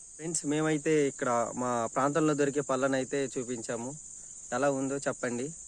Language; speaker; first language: Telugu; non-native, local second language; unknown